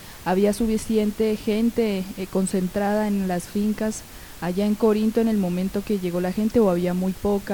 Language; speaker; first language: Spanish; native; Spanish